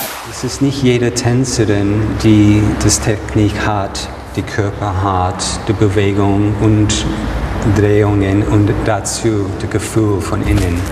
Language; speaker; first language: German; non-native, fluent; English